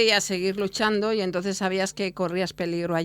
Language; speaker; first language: Spanish; native; Spanish